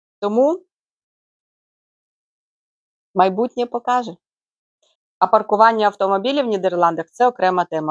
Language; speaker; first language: Ukrainian; native; Ukrainian